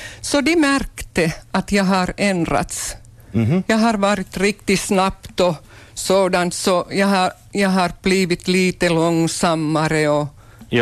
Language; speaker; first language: Swedish; non-native, local second language; Finnish